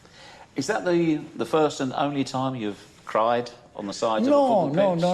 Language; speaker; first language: English; native; English